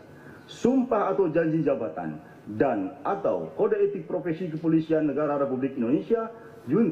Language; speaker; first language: Indonesian; native; Indonesian